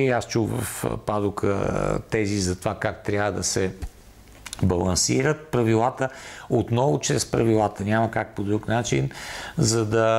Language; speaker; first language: Bulgarian; native; Bulgarian